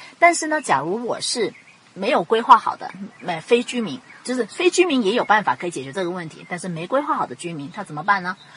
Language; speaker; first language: Chinese; non-native, local second language; Cantonese